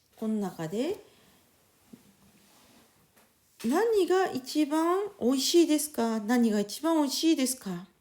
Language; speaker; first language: Japanese; non-native, fluent; French